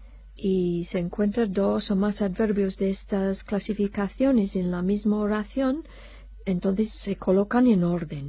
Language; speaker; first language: Spanish; non-native, fluent; English